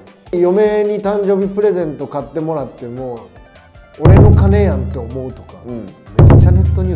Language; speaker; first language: Japanese; native; Japanese